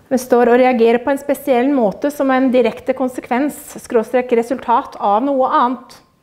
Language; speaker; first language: Norwegian; native; Norwegian